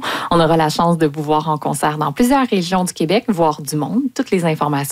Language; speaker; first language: French; native; French